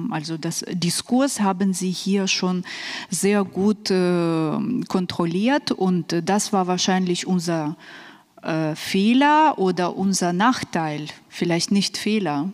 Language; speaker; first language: German; non-native, fluent; Ukrainian